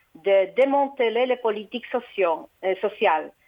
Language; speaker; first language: French; non-native, fluent; Portuguese